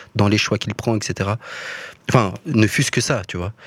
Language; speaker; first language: French; native; French